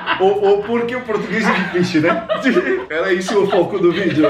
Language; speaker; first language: Portuguese; non-native, fluent; French